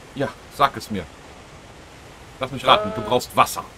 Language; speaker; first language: German; native; German